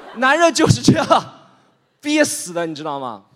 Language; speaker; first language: Chinese; native; Chinese